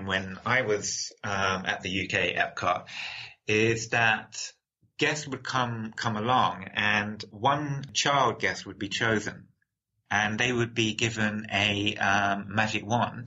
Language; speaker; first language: English; native; English